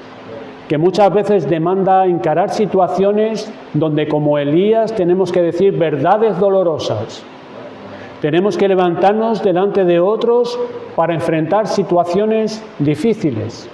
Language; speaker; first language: Spanish; native; Spanish